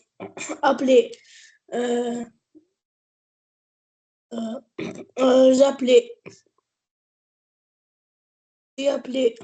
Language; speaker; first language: French; non-native, learner; Arabic